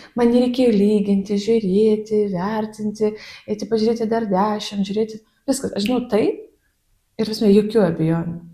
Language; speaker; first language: Lithuanian; non-native, fluent; Russian